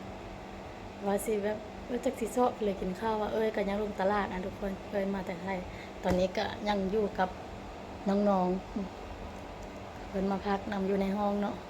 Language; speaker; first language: Thai; non-native, local second language; Lao